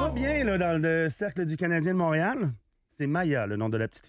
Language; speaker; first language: French; native; French